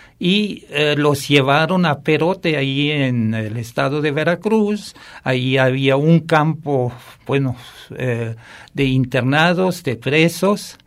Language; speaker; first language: Spanish; non-native, fluent; German